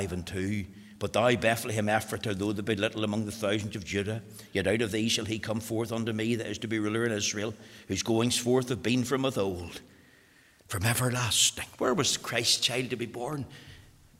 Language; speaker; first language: English; native; English